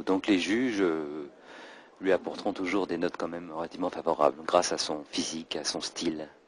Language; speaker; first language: French; native; French